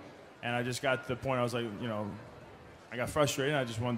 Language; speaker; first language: English; native; English